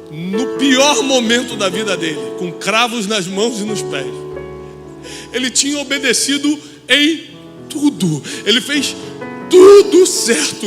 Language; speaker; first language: Portuguese; native; Portuguese